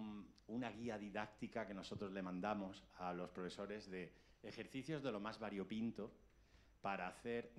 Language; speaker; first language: Spanish; native; Spanish